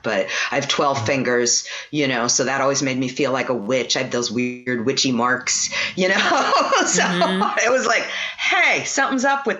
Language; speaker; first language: English; native; English